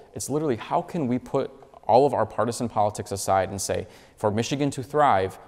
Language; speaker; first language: English; native; English